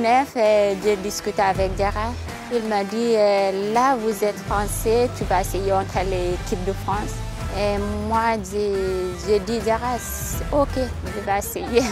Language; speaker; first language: French; non-native, learner; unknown